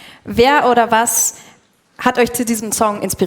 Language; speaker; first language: German; native; German